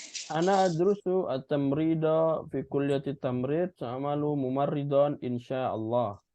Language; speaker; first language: Arabic; non-native, fluent; Indonesian